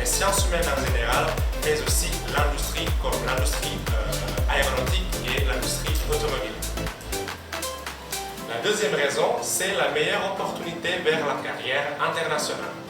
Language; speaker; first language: French; non-native, fluent; Indonesian